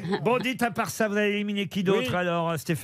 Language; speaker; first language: French; native; French